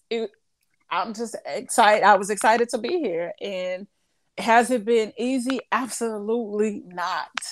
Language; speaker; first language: English; native; English